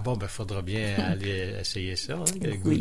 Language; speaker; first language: French; native; French